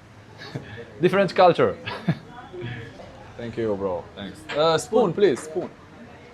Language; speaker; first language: English; non-native, learner; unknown